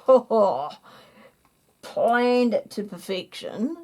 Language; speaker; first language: English; native; English